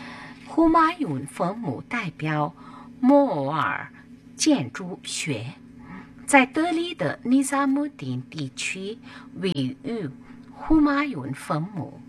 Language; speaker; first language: Chinese; non-native, fluent; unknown